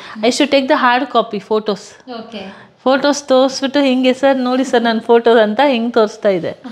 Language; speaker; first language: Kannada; non-native, local second language; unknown